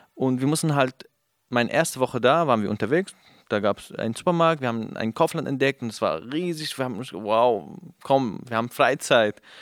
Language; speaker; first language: German; non-native, fluent; Kurdish